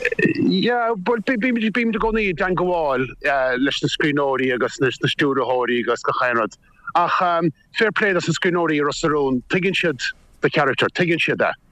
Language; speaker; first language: Irish; native; Irish